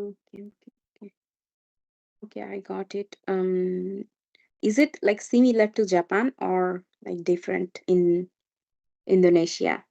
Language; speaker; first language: English; non-native, fluent; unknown